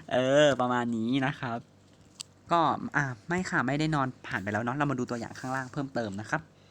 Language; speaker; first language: Thai; native; Thai